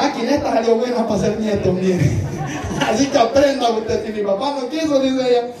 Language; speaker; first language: Spanish; native; Spanish